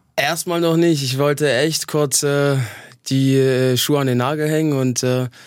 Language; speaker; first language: German; native; German